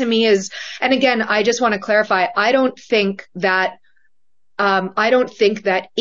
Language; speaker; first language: English; native; English